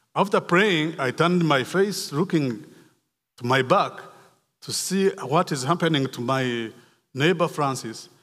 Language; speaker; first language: English; non-native, local second language; Kinyarwanda